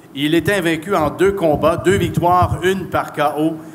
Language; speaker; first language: French; native; French